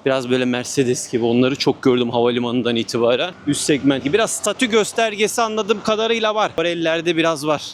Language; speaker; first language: Turkish; native; Turkish